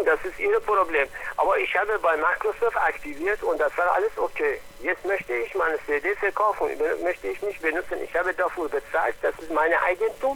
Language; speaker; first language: German; non-native, learner; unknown